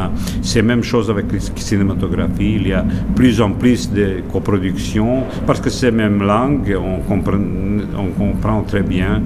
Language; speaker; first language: French; non-native, fluent; Serbian